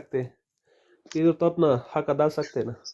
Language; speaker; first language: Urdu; non-native, local second language; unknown